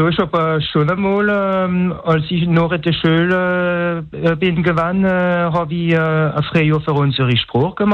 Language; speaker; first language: German; non-native, local second language; French